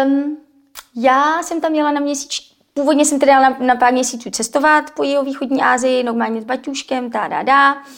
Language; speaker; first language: Czech; native; Czech